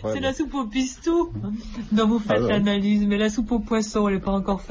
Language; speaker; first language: French; native; French